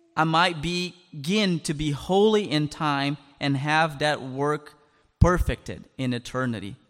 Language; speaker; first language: English; non-native, fluent; Portuguese